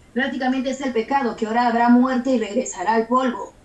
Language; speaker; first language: Spanish; native; Spanish